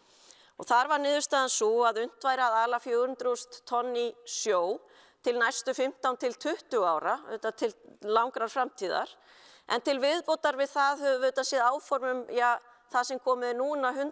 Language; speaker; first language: Icelandic; native; Icelandic